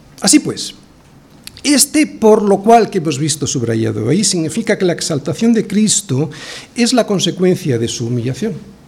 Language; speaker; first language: Spanish; native; Spanish